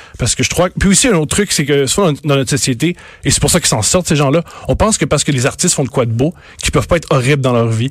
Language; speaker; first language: French; native; French